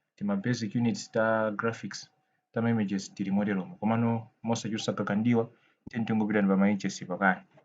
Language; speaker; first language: Nyanja; non-native, local second language; Tumbuka